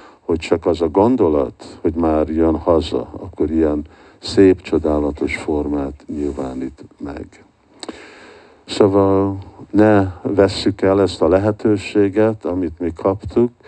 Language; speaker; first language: Hungarian; early bilingual, heritage; Hungarian